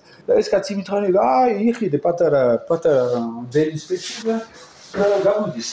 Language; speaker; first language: Georgian; non-native, learner; French